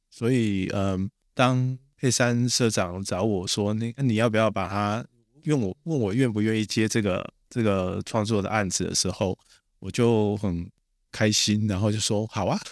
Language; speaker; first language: Chinese; native; Chinese